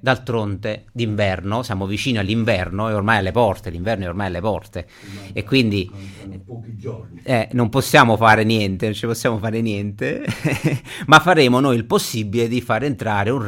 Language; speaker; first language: Italian; native; Italian